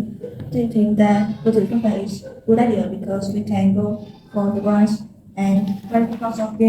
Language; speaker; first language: English; non-native, learner; Vietnamese